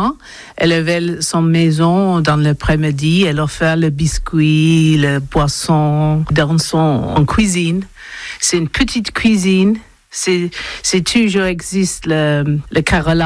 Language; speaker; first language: French; non-native, learner; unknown